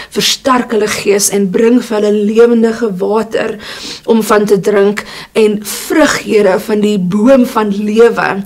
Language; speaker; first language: English; non-native, local second language; Afrikaans